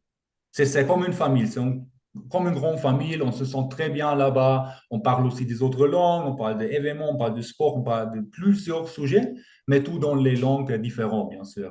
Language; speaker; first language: French; non-native, fluent; German